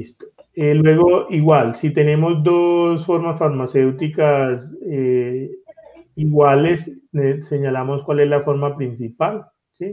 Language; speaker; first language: Spanish; native; Spanish